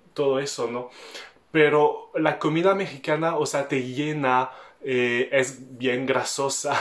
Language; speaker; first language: Spanish; non-native, fluent; French